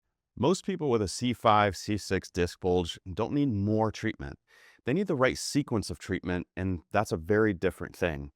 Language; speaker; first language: English; native; English